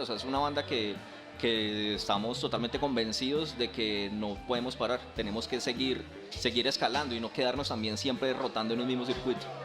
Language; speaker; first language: Spanish; native; Spanish